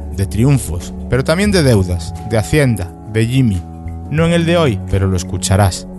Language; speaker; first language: Spanish; native; Spanish